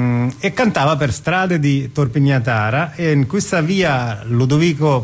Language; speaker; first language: Italian; non-native, fluent; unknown